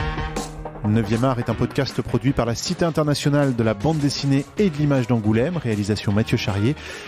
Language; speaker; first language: French; native; French